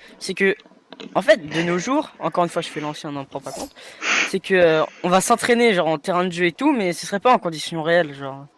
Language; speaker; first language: French; native; French